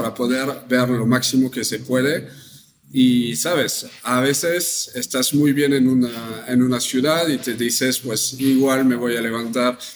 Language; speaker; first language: Spanish; non-native, fluent; French